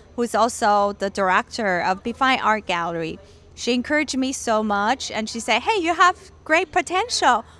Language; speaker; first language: English; non-native, fluent; Chinese